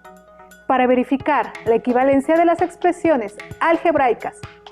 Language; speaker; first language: Spanish; native; Spanish